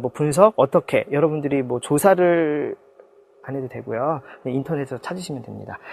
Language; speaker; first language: Korean; native; Korean